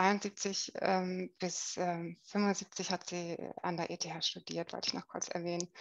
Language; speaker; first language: German; native; German